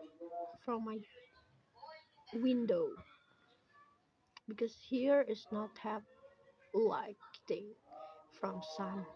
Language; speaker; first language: English; non-native, learner; Indonesian